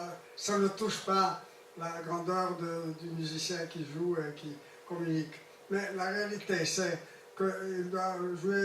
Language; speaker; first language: French; non-native, fluent; Italian